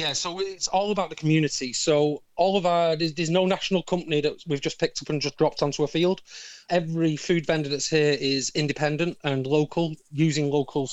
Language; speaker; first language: English; native; English